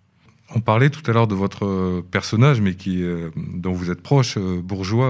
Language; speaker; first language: French; native; French